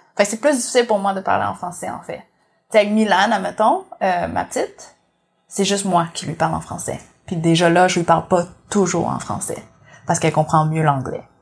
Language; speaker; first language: French; early bilingual, other home language; Vietnamese